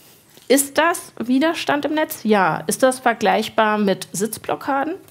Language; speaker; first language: German; native; German